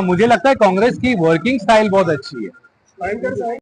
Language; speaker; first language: Hindi; non-native, local second language; Marathi